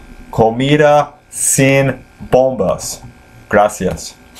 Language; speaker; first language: Spanish; non-native, learner; English